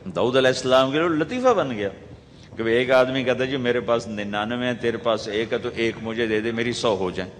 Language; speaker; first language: Urdu; non-native, local second language; Punjabi